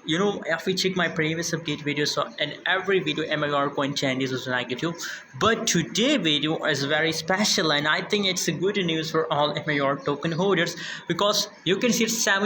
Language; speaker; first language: English; non-native, fluent; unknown